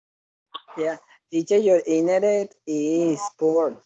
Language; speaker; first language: English; non-native, learner; Spanish